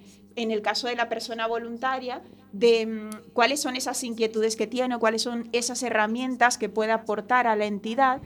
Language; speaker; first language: Spanish; native; Spanish